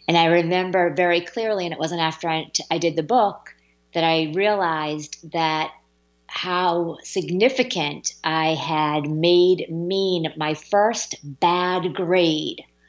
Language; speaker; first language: English; native; English